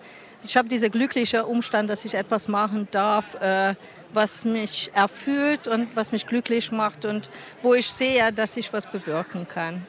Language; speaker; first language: German; non-native, fluent; Hungarian